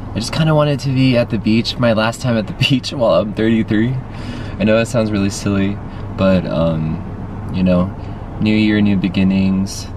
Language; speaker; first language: English; native; English